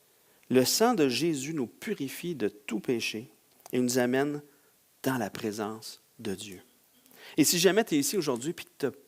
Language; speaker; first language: French; native; French